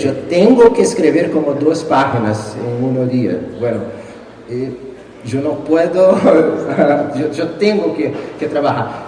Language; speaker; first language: Spanish; non-native, fluent; Portuguese